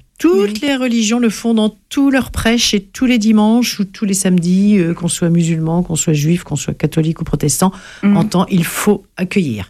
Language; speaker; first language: French; native; French